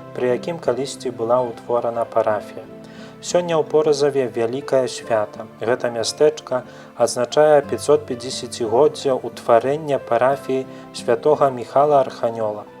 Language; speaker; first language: Belarusian; native; Belarusian